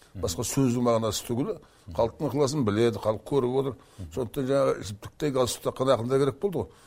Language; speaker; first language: Kazakh; native; Kazakh